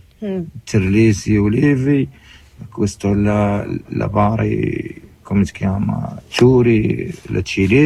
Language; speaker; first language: Italian; non-native, learner; Arabic